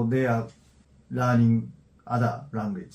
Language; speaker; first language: English; non-native, learner; Japanese